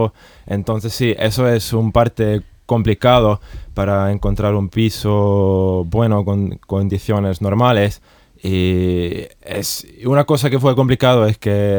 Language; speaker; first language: Spanish; non-native, fluent; Estonian